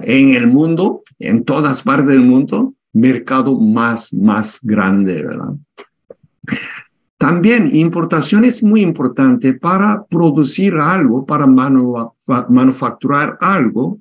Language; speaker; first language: Spanish; non-native, fluent; Korean